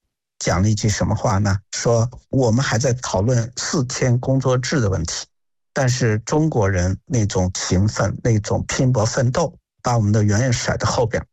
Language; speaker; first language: Chinese; native; Chinese